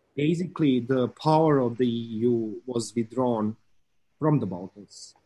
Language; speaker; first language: English; non-native, fluent; Serbian